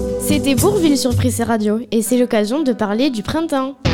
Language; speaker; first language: French; native; French